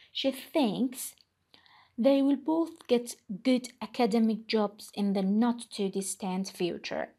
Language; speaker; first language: English; non-native, fluent; Persian